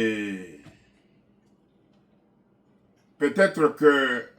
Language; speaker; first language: French; non-native, local second language; Kongo